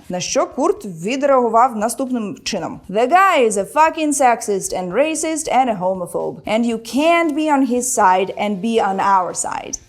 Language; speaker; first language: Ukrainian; non-native, local second language; Russian